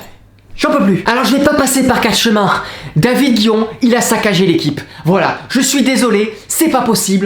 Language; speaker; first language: French; native; French